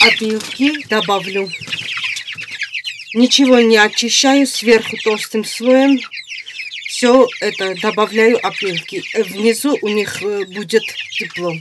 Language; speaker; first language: Russian; non-native, fluent; Armenian